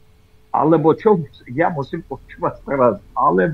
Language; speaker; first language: Slovak; non-native, fluent; Armenian